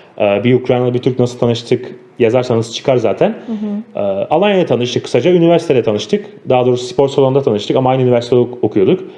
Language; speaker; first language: Turkish; native; Turkish